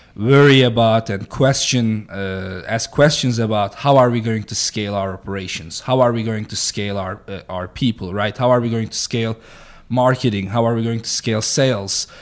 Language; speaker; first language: English; non-native, fluent; Turkish